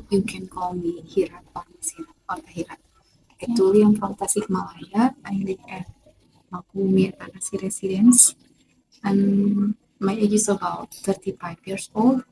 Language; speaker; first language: English; non-native, fluent; Indonesian